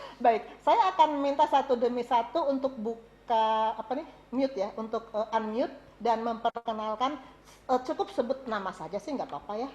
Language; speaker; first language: Indonesian; native; Indonesian